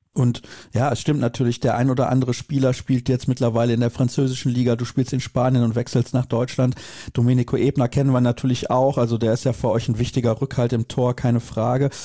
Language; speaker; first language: German; native; German